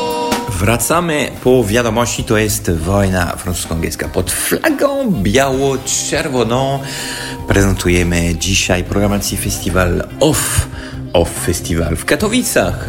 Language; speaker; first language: Polish; non-native, fluent; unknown